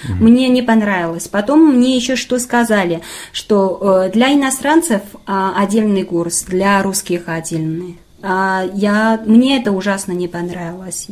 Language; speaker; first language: Russian; non-native, fluent; Chinese